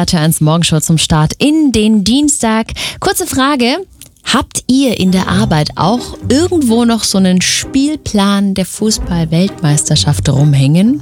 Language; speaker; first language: German; native; German